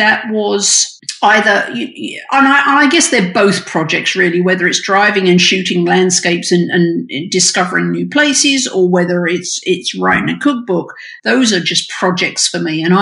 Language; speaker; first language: English; native; English